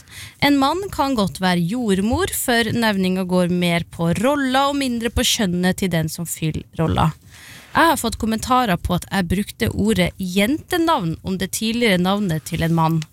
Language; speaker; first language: Norwegian; native; Norwegian